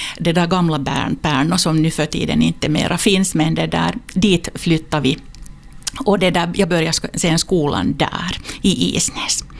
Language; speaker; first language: Swedish; non-native, local second language; Finnish